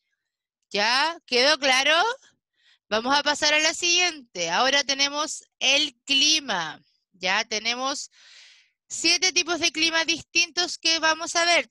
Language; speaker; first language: Spanish; native; Spanish